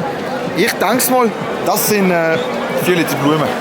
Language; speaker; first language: German; non-native, local second language; Croatian